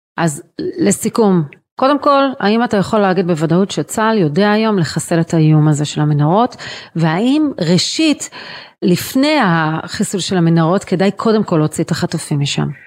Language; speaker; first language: Hebrew; native; Hebrew